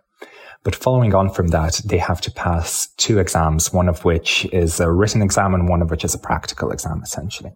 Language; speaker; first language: English; non-native, local second language; Lithuanian